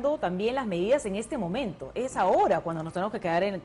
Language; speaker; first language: Spanish; native; Spanish